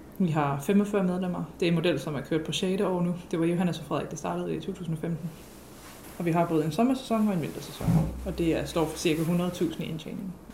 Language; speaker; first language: Danish; non-native, fluent; English